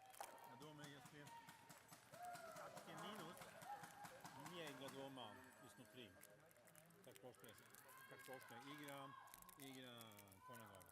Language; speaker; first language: Russian; non-native, learner; German